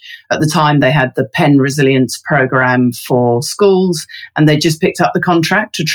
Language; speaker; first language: English; native; English